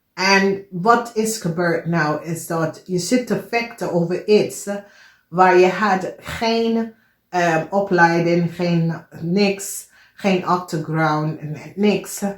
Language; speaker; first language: Dutch; non-native, fluent; English